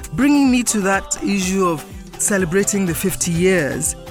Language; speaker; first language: English; non-native, local second language; Yoruba